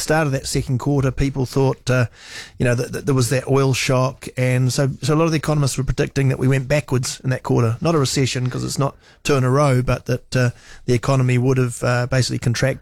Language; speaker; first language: English; native; English